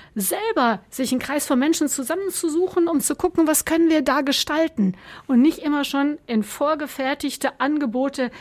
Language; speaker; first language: German; native; German